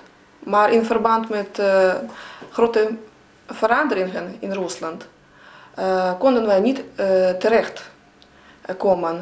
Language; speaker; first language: Dutch; non-native, fluent; Russian